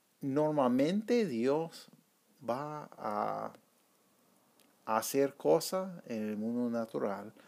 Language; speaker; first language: Spanish; non-native, fluent; English